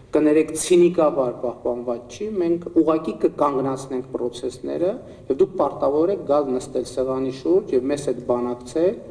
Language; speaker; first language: Armenian; native; Armenian